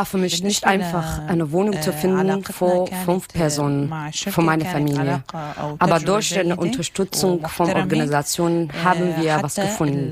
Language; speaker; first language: German; non-native, learner; Arabic